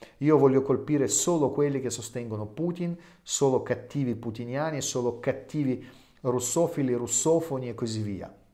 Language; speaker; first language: Italian; non-native, fluent; Russian